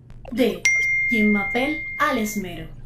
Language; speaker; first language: French; non-native, learner; Spanish